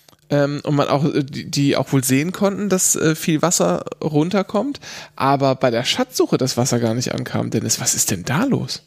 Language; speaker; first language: German; native; German